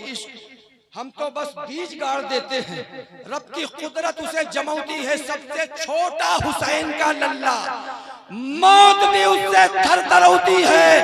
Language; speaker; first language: Hindi; native; Hindi